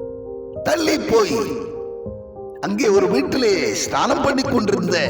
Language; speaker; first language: Tamil; native; Tamil